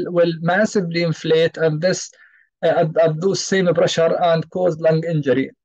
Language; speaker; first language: English; non-native, fluent; Arabic